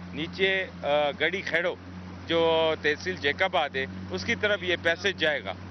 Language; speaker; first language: Urdu; native; Urdu